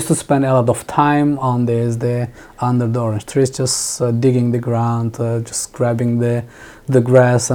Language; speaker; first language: English; non-native, fluent; Turkish